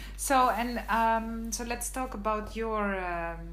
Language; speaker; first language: English; non-native, fluent; Dutch